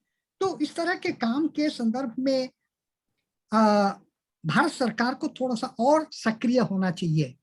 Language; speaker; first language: Hindi; native; Hindi